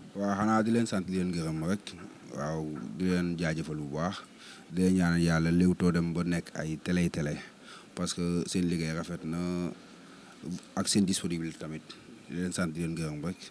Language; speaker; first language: Wolof; non-native, local second language; Serer